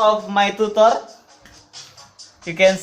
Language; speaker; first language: English; non-native, learner; Indonesian